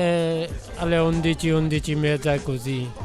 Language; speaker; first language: Italian; non-native, learner; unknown